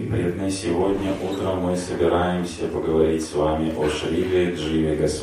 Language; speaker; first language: Russian; native; Russian